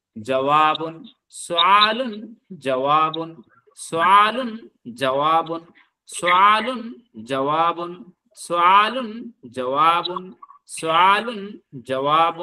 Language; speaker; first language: Arabic; non-native, fluent; Bangla